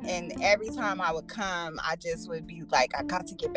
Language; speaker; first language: English; native; English